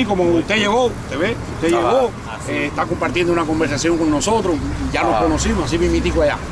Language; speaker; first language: Spanish; native; Spanish